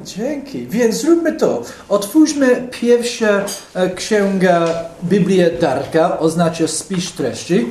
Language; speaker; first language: Polish; non-native, fluent; English